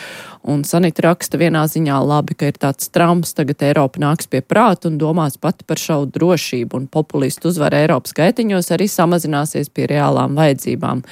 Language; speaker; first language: Latvian; native; Latvian